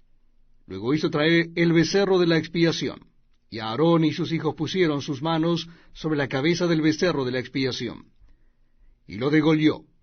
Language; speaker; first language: Spanish; native; Spanish